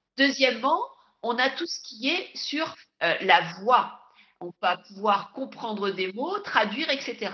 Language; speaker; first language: French; native; French